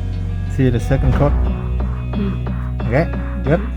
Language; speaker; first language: English; non-native, learner; Vietnamese